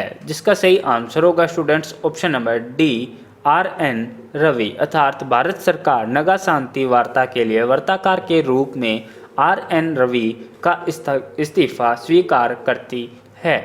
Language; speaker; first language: Hindi; native; Hindi